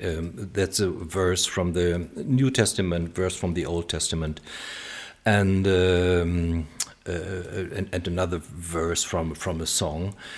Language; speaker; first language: English; non-native, fluent; German